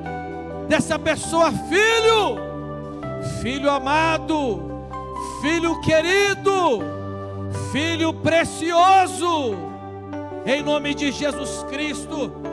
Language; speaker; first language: Portuguese; native; Portuguese